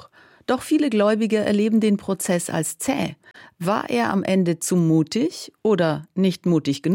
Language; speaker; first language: German; native; German